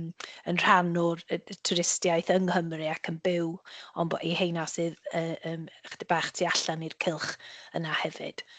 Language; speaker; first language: Welsh; native; Welsh